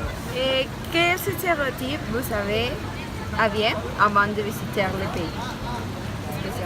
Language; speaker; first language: French; non-native, learner; Spanish